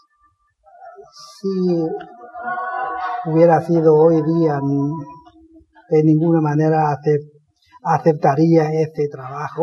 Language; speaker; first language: Spanish; non-native, fluent; Chinese